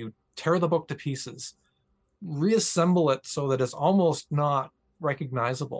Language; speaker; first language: English; native; English